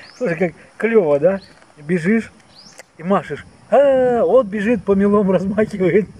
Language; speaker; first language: Russian; native; Russian